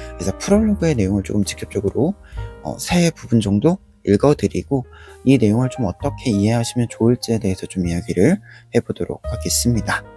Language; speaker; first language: Korean; native; Korean